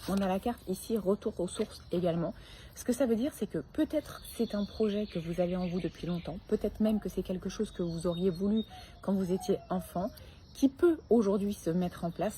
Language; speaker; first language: French; native; French